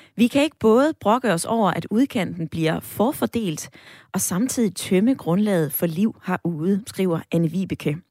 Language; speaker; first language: Danish; native; Danish